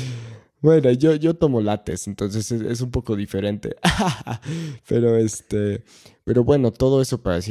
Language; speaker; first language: Spanish; non-native, fluent; English